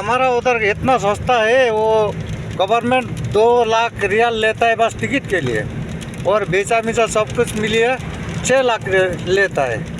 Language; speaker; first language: Hindi; non-native, learner; Bangla